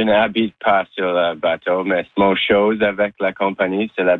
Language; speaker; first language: French; non-native, local second language; English